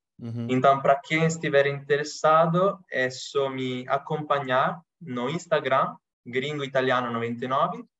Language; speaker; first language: Portuguese; non-native, fluent; Italian